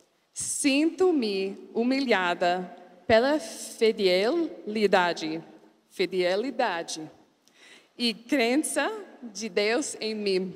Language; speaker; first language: Portuguese; non-native, learner; English